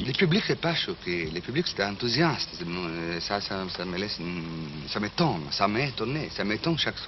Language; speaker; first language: French; non-native, fluent; Italian